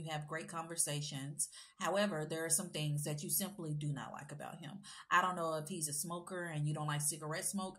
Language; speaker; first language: English; native; English